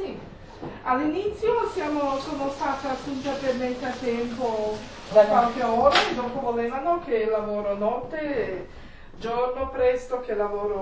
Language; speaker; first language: Italian; non-native, fluent; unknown